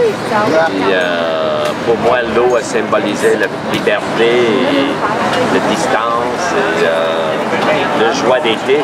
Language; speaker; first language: French; non-native, local second language; English